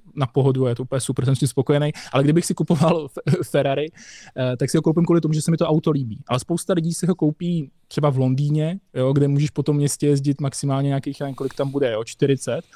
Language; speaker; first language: Czech; native; Czech